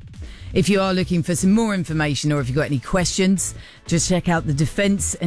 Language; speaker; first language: English; native; English